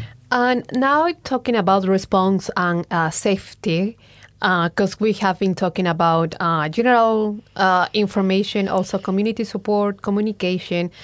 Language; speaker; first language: English; non-native, fluent; Spanish